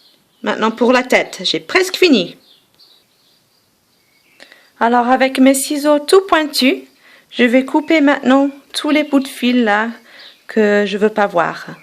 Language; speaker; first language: French; non-native, fluent; English